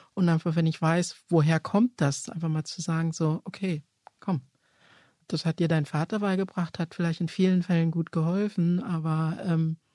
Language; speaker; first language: German; early bilingual, other home language; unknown